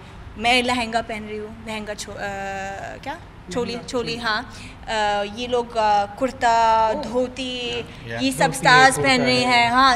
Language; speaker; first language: Hindi; non-native, fluent; Arabic